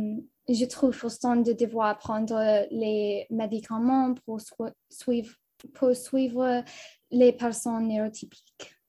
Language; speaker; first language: French; non-native, local second language; English